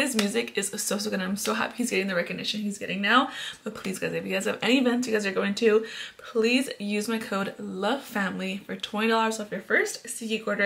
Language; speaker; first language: English; early bilingual, other home language; Spanish